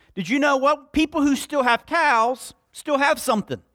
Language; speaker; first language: English; native; English